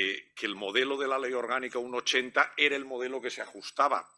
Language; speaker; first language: Spanish; native; Spanish